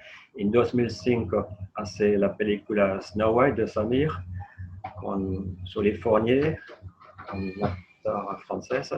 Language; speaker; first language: Spanish; non-native, fluent; French